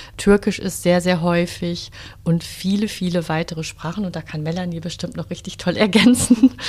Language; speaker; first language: German; native; German